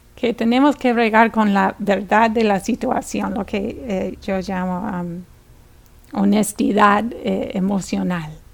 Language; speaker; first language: Spanish; non-native, fluent; English